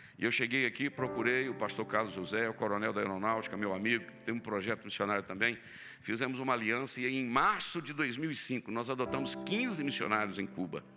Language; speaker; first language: Portuguese; native; Portuguese